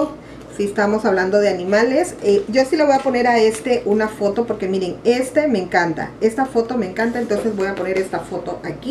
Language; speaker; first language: Spanish; native; Spanish